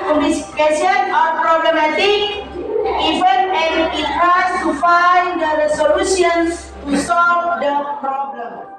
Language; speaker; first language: English; non-native, learner; Indonesian